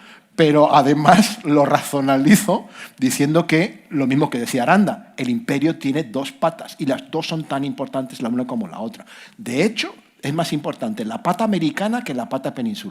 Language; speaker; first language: Spanish; native; Spanish